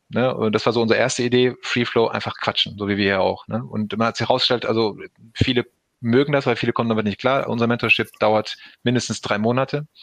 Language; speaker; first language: German; early bilingual, other home language; Turkish